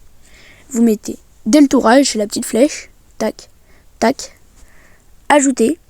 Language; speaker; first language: French; native; French